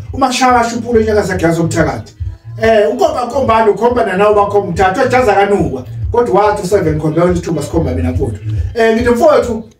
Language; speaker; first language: Zulu; native; Zulu